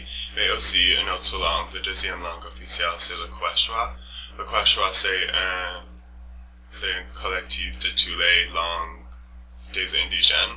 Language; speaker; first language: French; non-native, learner; English